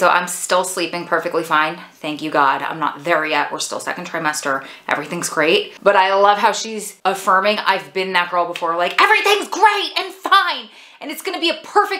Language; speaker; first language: English; native; English